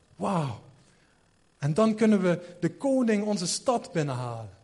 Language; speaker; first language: Dutch; native; Dutch